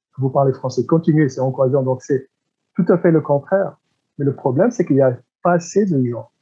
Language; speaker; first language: French; non-native, fluent; English